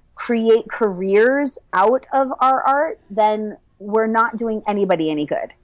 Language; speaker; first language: English; native; English